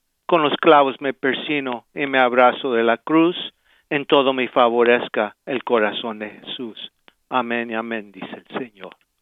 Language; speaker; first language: Spanish; early bilingual, heritage; Spanish